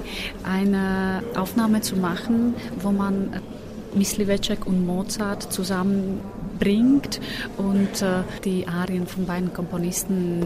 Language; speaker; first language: German; non-native, fluent; Slovak